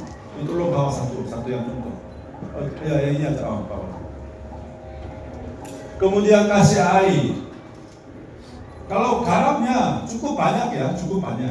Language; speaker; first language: Indonesian; non-native, learner; Korean